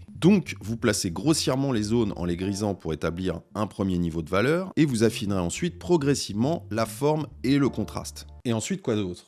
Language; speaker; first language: French; native; French